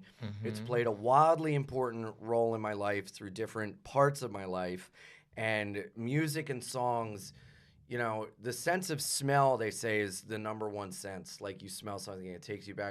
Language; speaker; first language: English; native; English